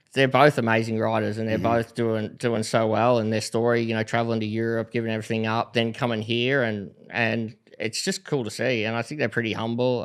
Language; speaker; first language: English; native; English